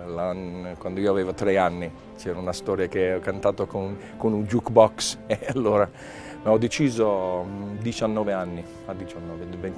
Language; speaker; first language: Italian; non-native, learner; English